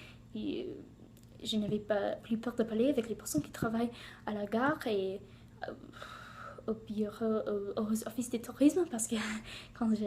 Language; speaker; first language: French; non-native, learner; English